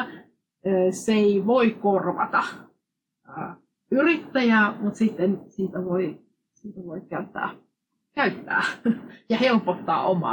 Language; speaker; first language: Finnish; non-native, fluent; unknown